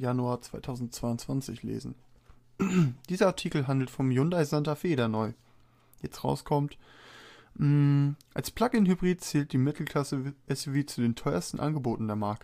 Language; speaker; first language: German; native; German